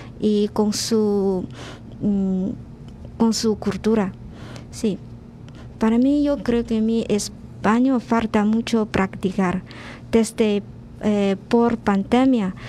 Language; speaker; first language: Spanish; non-native, learner; Chinese